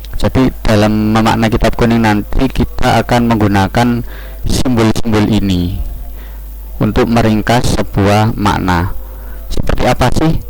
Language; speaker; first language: Indonesian; non-native, local second language; Javanese